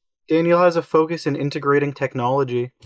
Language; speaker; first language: English; native; English